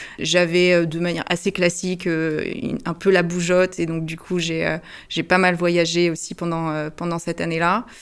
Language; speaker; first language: French; early bilingual, heritage; French